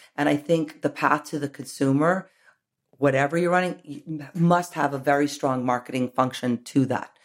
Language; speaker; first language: English; native; English